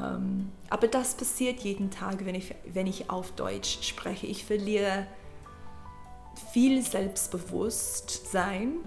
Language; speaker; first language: German; non-native, learner; English